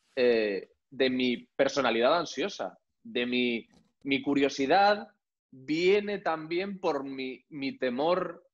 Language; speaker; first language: Spanish; native; Spanish